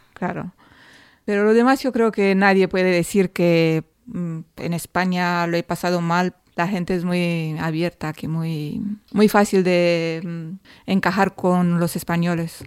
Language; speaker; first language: Spanish; non-native, fluent; Romanian